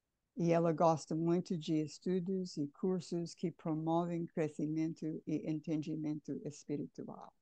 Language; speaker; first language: Portuguese; non-native, fluent; English